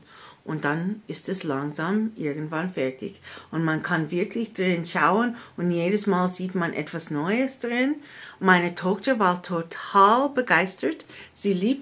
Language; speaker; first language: German; non-native, fluent; English